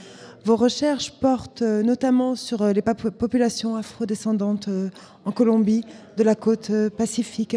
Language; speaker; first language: French; native; French